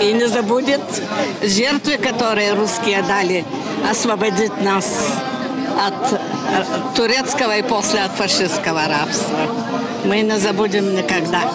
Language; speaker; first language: Russian; non-native, learner; Bulgarian